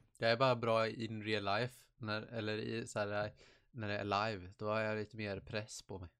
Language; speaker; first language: Swedish; native; Swedish